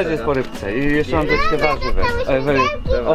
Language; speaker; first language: Polish; native; Polish